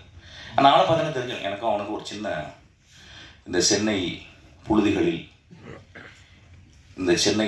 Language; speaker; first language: Tamil; native; Tamil